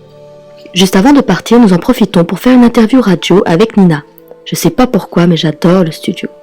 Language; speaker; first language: French; native; French